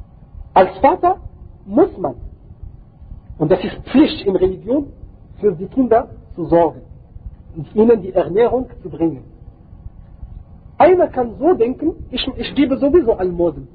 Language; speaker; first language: German; non-native, fluent; Arabic